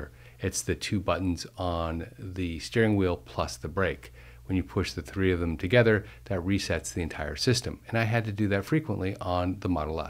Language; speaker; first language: English; native; English